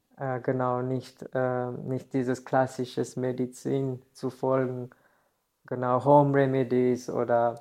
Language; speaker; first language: German; non-native, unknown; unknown